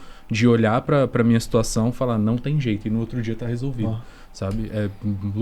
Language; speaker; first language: Portuguese; native; Portuguese